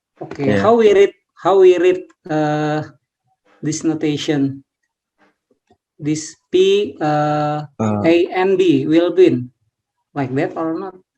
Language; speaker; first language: English; non-native, learner; Indonesian